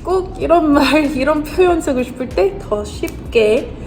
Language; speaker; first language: Korean; non-native, fluent; English